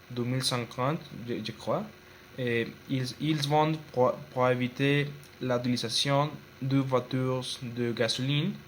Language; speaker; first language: French; non-native, learner; Spanish